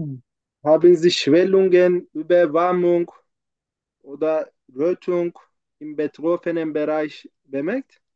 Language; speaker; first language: German; non-native, fluent; Turkish